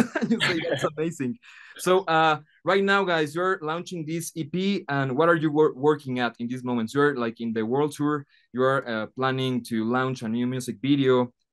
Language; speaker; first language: English; non-native, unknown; Spanish